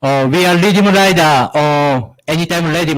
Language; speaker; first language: English; non-native, learner; Japanese